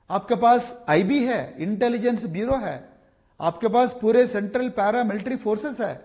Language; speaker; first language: Hindi; non-native, local second language; Telugu